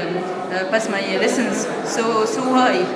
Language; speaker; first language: English; non-native, learner; Arabic